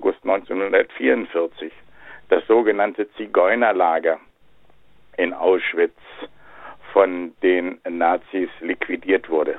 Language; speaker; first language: German; native; German